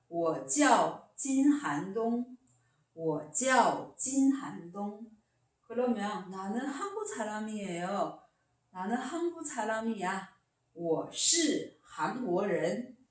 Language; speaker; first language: Korean; non-native, learner; Chinese